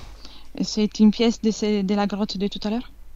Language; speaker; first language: French; non-native, fluent; Italian